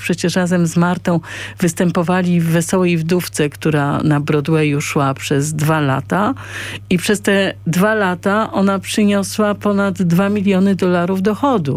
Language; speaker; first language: Polish; native; Polish